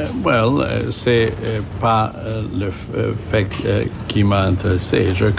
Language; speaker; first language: French; non-native, fluent; German